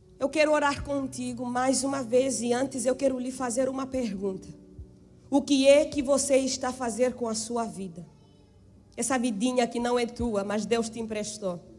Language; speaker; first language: Portuguese; native; Portuguese